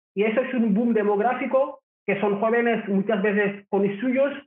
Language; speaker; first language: Spanish; non-native, fluent; Wolof